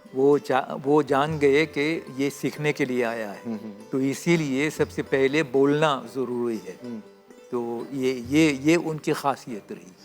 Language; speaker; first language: Urdu; non-native, fluent; Morisyen